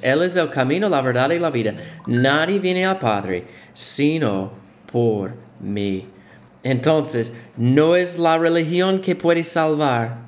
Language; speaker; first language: Spanish; non-native, fluent; English